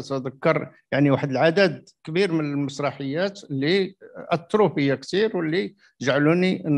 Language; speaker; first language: Arabic; native; Arabic